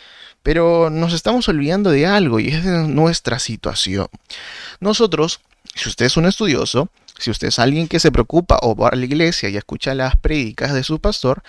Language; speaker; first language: Spanish; native; Spanish